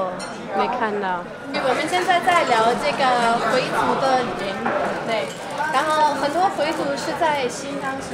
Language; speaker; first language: Chinese; non-native, fluent; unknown